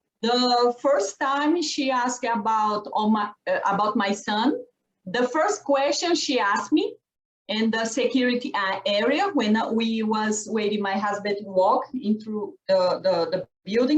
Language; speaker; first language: English; non-native, learner; Portuguese